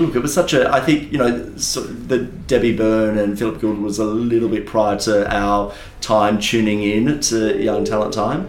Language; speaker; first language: English; native; English